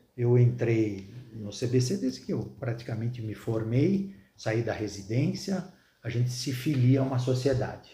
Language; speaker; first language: Portuguese; early bilingual, other home language; Arabic